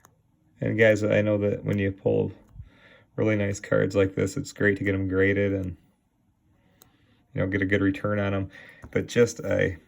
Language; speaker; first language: English; native; English